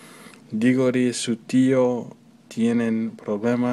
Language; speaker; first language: Spanish; non-native, learner; English